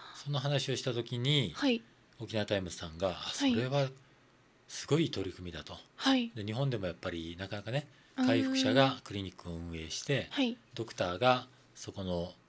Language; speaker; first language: Japanese; native; Japanese